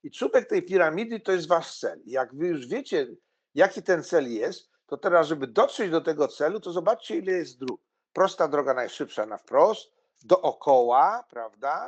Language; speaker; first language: Polish; native; Polish